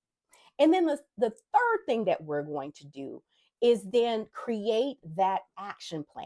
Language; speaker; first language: English; native; English